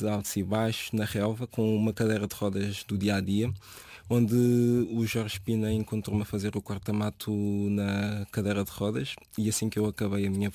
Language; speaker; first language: Portuguese; native; Portuguese